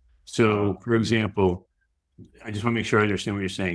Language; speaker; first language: English; native; English